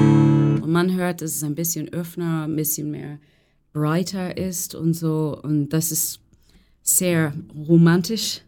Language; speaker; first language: German; non-native, learner; English